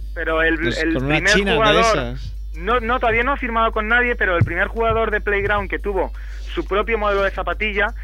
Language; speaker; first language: Spanish; native; Spanish